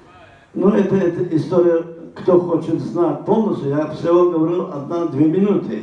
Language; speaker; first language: Russian; non-native, local second language; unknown